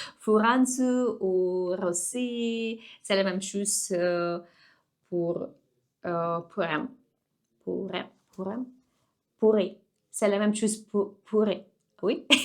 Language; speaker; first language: French; non-native, learner; Russian